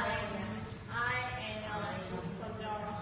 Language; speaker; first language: English; non-native, learner; Vietnamese